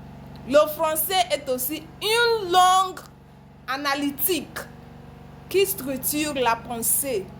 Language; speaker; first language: French; non-native, learner; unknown